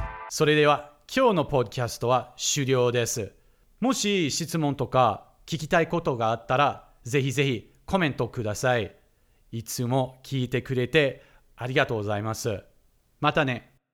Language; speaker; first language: Japanese; non-native, fluent; English